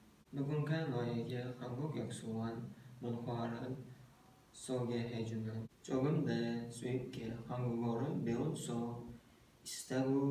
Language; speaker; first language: Korean; non-native, learner; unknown